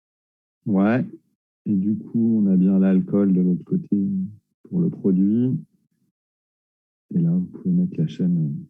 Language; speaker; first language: French; native; French